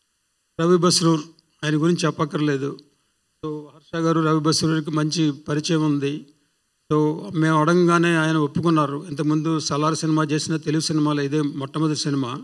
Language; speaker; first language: Telugu; native; Telugu